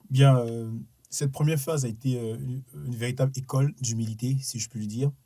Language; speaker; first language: French; non-native, local second language; Sango